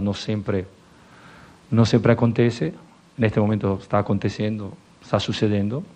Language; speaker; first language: Portuguese; non-native, learner; Spanish